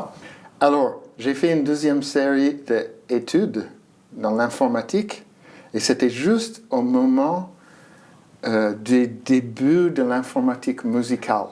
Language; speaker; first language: French; non-native, fluent; English